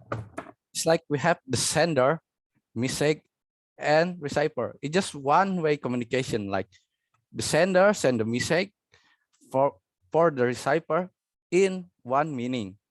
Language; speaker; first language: English; non-native, learner; Indonesian